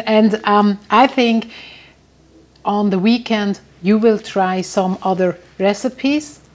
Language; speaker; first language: English; non-native, fluent; German